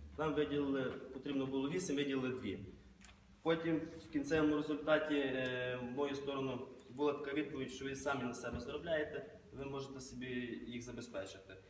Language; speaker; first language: Ukrainian; native; Ukrainian